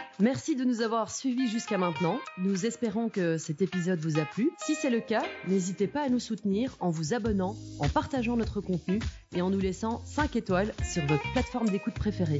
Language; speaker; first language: French; native; French